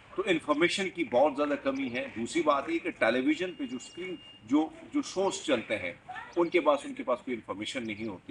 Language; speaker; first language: Urdu; non-native, local second language; Pashto